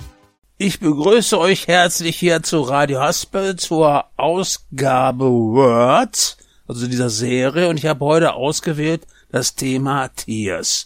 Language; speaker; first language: German; native; German